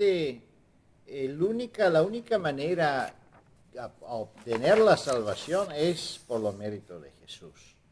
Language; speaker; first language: Spanish; non-native, fluent; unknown